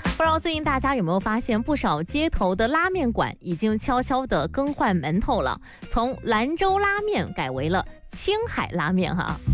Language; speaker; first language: Chinese; non-native, local second language; Hakka Chinese